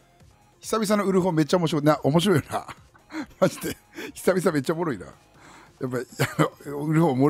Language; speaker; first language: Japanese; native; Japanese